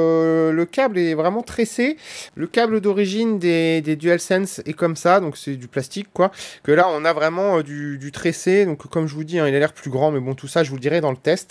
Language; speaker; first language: French; native; French